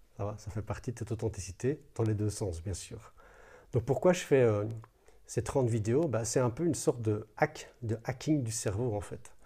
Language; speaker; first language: French; native; French